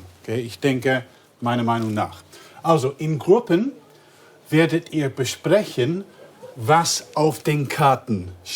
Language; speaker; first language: German; non-native, fluent; English